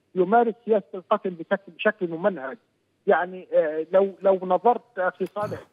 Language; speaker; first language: Arabic; native; Arabic